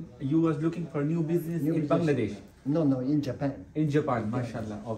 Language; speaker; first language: English; non-native, learner; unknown